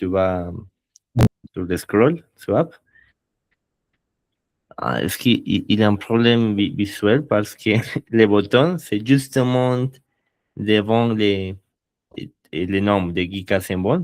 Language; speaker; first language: French; non-native, learner; Spanish